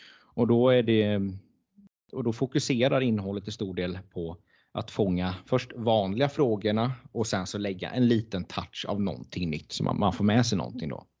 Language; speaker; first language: Swedish; native; Swedish